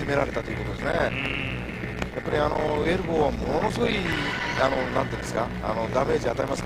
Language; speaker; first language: Japanese; native; Japanese